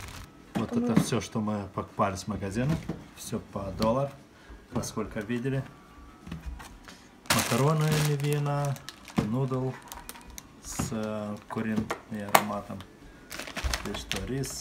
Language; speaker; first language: Russian; non-native, fluent; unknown